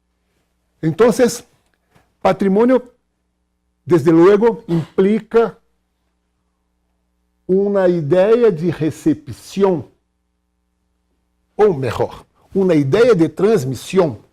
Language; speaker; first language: Spanish; non-native, fluent; Portuguese